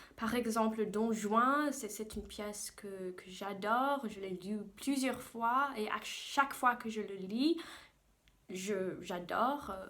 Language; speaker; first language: French; non-native, fluent; English